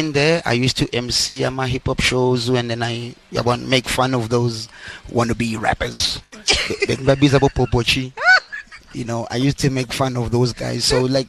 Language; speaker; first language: English; non-native, local second language; Zulu